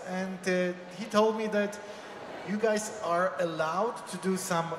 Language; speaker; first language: English; non-native, fluent; Polish